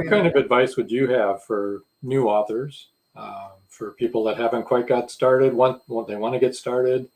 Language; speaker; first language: English; native; English